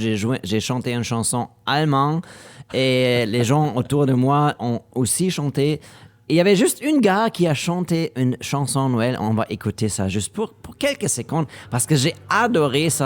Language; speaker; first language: French; non-native, learner; German